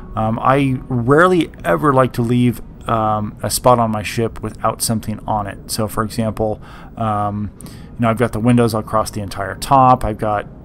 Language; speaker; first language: English; native; English